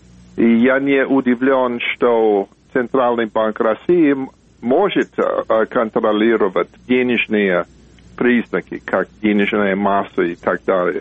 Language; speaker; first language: Russian; non-native, fluent; English